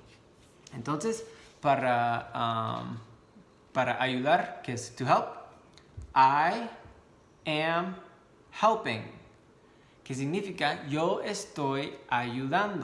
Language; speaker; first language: Spanish; non-native, fluent; English